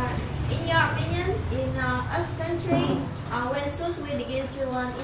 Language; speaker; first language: English; non-native, learner; Vietnamese